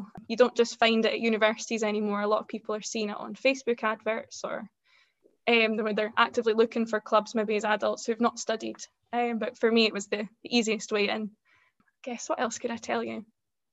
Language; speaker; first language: English; native; English